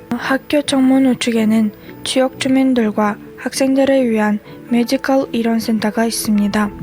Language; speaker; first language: Korean; non-native, fluent; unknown